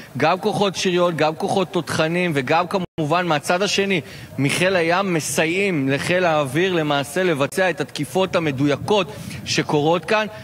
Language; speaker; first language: Hebrew; native; Hebrew